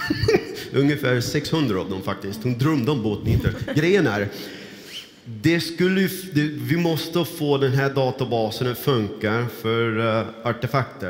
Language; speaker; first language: Swedish; non-native, fluent; English